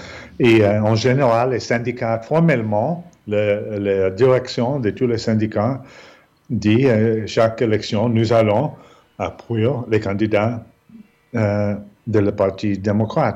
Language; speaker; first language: French; non-native, fluent; English